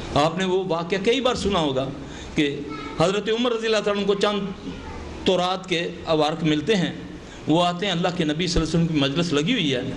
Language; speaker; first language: Urdu; non-native, local second language; Punjabi